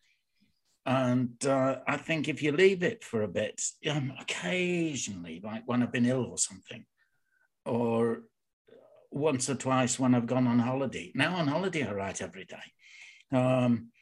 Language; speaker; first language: English; native; English